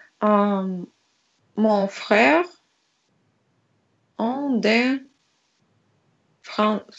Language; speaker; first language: French; non-native, learner; Russian